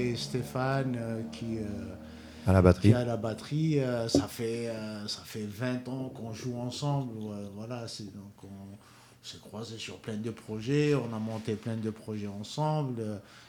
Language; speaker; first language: French; non-native, local second language; Kabyle